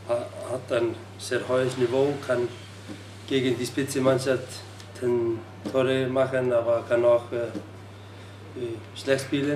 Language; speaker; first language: German; non-native, learner; Icelandic